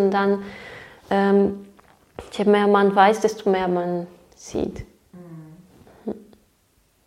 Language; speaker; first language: German; non-native, fluent; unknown